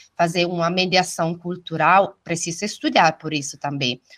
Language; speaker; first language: Portuguese; non-native, fluent; Italian